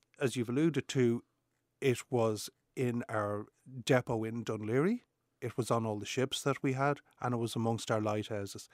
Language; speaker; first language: English; native; English